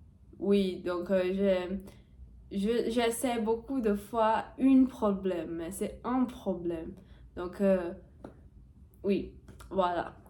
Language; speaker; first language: French; non-native, learner; Portuguese